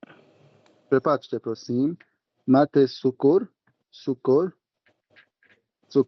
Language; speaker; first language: Slovak; non-native, learner; Polish